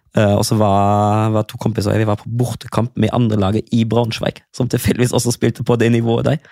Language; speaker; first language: Norwegian; non-native, fluent; German